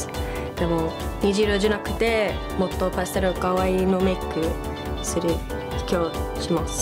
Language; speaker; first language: Japanese; non-native, learner; English